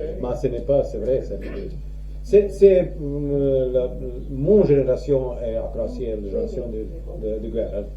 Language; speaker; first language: French; non-native, learner; Croatian